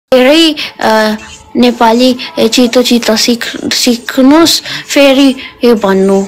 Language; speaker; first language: Nepali; non-native, learner; Hindi